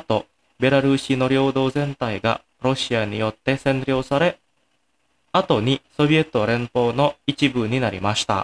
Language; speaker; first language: Japanese; non-native, fluent; Indonesian